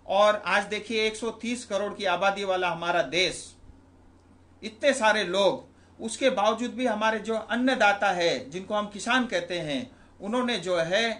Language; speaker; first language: Hindi; non-native, local second language; Nepali